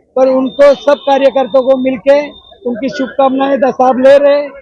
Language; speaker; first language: Hindi; non-native, local second language; Marathi